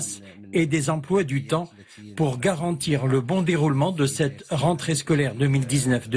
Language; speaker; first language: French; non-native, local second language; Arabic